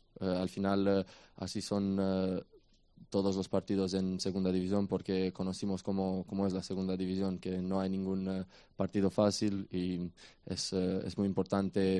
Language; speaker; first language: Spanish; non-native, fluent; Romanian